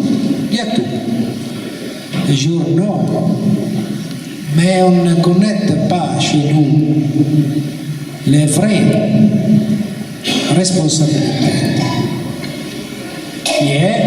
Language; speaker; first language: French; non-native, learner; Italian